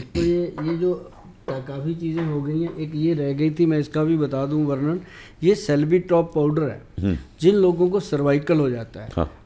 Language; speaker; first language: Hindi; native; Hindi